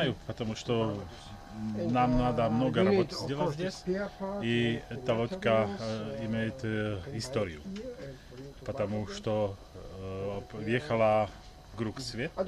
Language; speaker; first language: Russian; non-native, learner; Czech